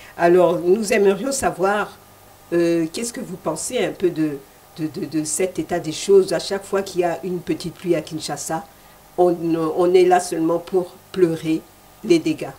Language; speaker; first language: French; non-native, local second language; Lingala